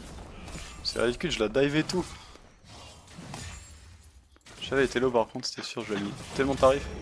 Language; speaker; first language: French; native; French